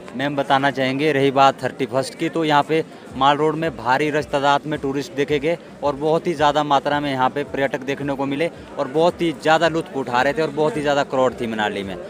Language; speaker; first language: Hindi; native; Hindi